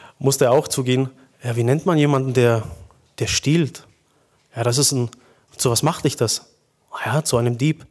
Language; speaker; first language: German; native; German